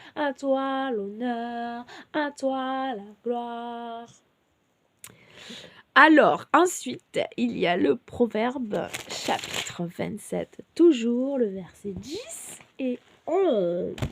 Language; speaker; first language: French; native; French